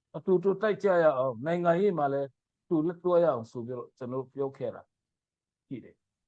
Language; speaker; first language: Burmese; non-native, local second language; Mizo